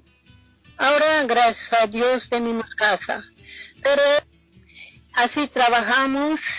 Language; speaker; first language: Spanish; non-native, local second language; Quechua